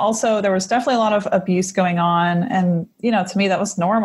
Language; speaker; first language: English; native; English